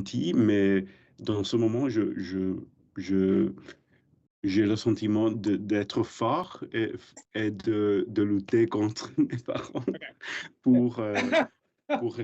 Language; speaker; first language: French; non-native, learner; English